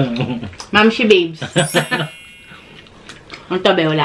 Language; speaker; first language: Filipino; native; Filipino